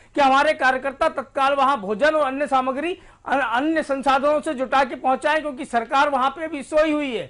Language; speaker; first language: Hindi; native; Hindi